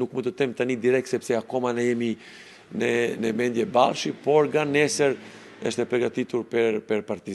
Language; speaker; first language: Albanian; non-native, learner; Serbian